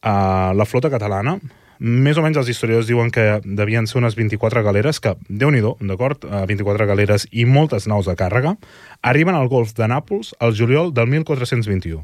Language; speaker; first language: Catalan; native; Catalan